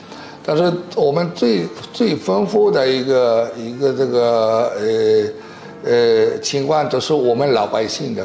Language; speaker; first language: Chinese; non-native, fluent; Spanish